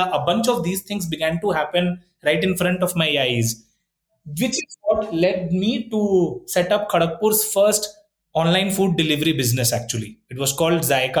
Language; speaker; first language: English; non-native, local second language; Hindi